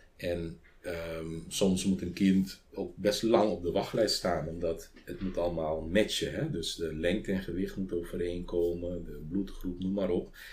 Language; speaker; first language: Dutch; non-native, local second language; Papiamento